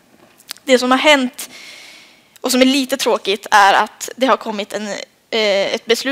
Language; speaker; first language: Swedish; native; Swedish